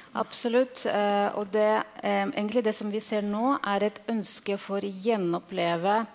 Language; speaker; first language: Norwegian; non-native, fluent; Russian